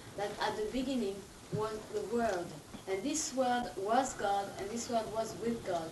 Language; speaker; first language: English; non-native, fluent; French